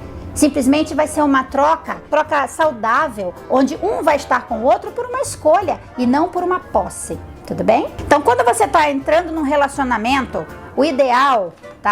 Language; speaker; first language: Portuguese; native; Portuguese